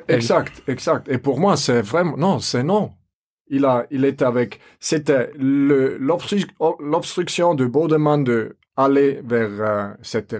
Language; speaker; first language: French; non-native, fluent; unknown